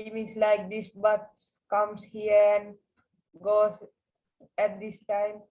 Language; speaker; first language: English; non-native, learner; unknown